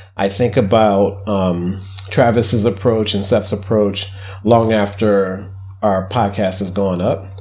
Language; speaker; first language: English; native; English